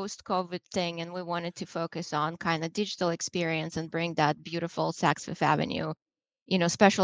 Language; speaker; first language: English; non-native, fluent; Russian